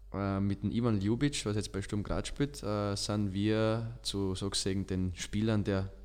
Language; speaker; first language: German; native; German